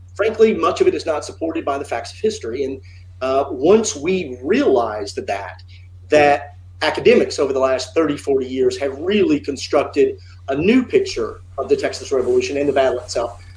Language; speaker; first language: English; native; English